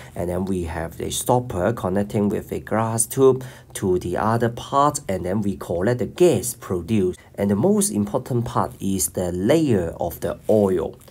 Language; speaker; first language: English; non-native, local second language; Cantonese